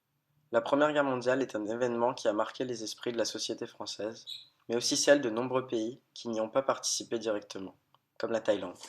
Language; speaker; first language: French; native; French